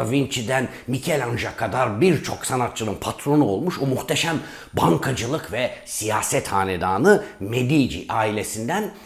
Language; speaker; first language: Turkish; native; Turkish